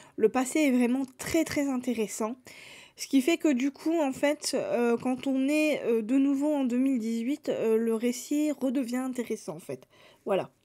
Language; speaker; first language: French; native; French